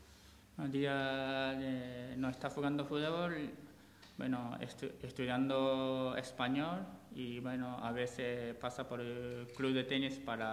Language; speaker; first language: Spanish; non-native, learner; Japanese